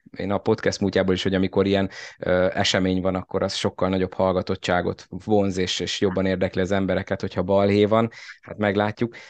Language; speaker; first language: Hungarian; native; Hungarian